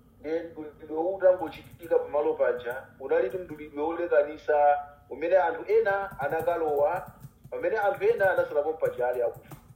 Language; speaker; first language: Nyanja; non-native, local second language; Tumbuka